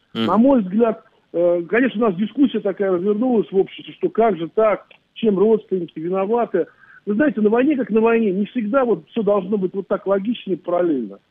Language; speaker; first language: Russian; native; Russian